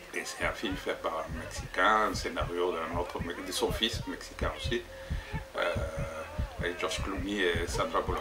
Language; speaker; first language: French; non-native, fluent; Spanish